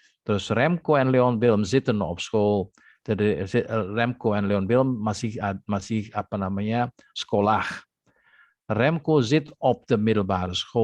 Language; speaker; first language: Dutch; non-native, fluent; Indonesian